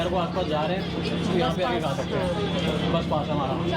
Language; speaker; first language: Hindi; native; Hindi